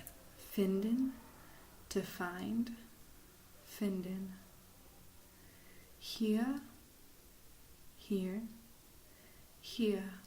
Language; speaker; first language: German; non-native, fluent; English